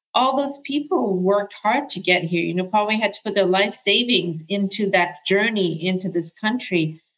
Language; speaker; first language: English; early bilingual, other home language; Arabic